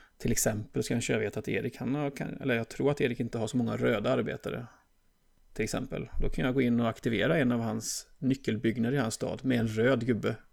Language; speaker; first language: Swedish; native; Swedish